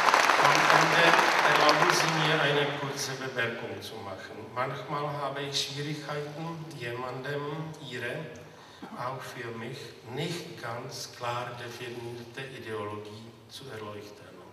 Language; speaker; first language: German; non-native, fluent; Czech